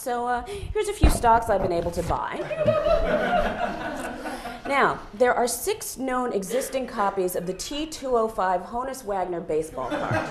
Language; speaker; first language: English; native; English